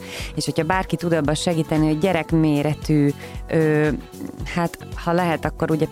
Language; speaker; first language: Hungarian; native; Hungarian